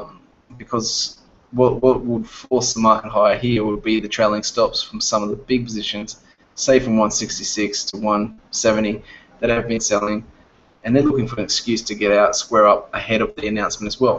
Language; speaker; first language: English; native; English